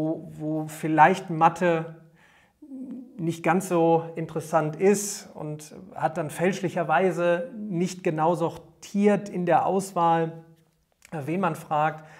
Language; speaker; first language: German; native; German